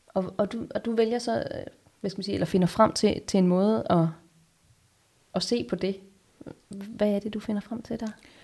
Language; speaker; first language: Danish; native; Danish